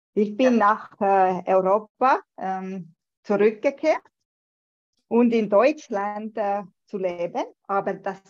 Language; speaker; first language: German; non-native, learner; Estonian